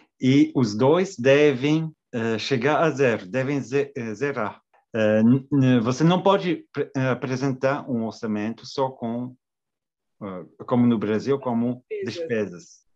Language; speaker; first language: Portuguese; non-native, fluent; French